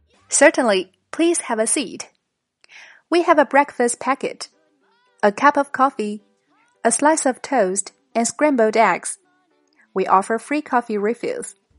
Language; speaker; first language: English; non-native, fluent; Chinese